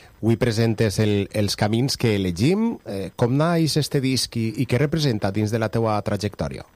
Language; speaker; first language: Catalan; native; Catalan